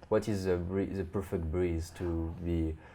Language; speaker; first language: English; non-native, fluent; French